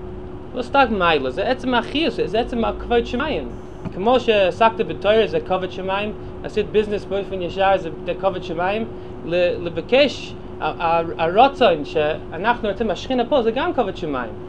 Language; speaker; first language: Hebrew; non-native, fluent; English